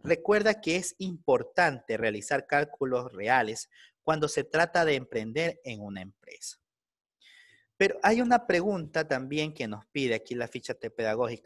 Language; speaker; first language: Spanish; native; Spanish